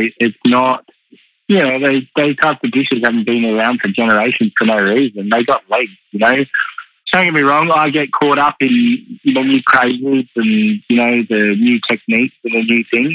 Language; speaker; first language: English; native; English